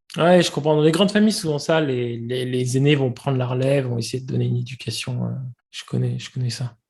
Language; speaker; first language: French; native; French